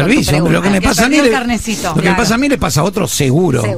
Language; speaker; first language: Spanish; native; Spanish